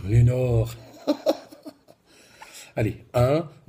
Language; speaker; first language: French; native; French